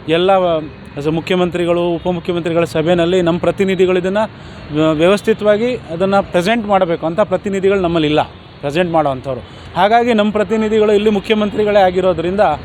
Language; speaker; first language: Kannada; non-native, local second language; Lambadi